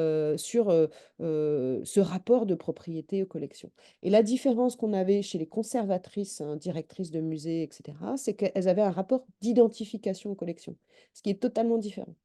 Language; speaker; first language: French; native; French